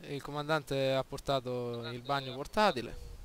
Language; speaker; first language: Italian; native; Italian